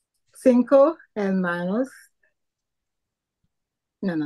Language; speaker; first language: Spanish; non-native, learner; English